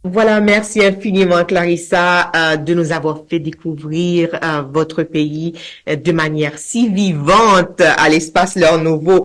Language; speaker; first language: French; native; French